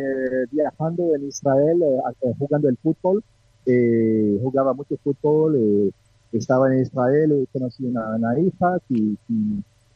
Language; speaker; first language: Spanish; non-native, learner; Portuguese